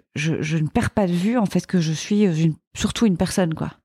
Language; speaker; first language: French; native; French